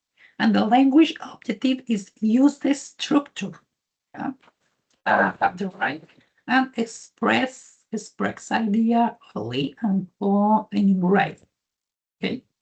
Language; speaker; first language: English; non-native, learner; Spanish